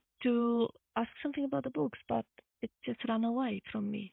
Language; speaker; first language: English; non-native, fluent; Polish